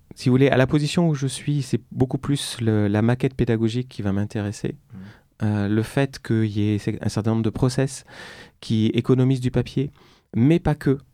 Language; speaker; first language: French; native; French